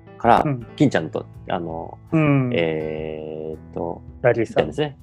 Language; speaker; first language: Japanese; native; Japanese